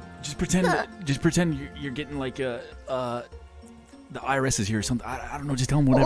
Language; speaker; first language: English; native; English